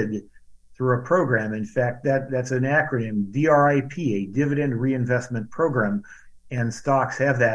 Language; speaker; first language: English; native; English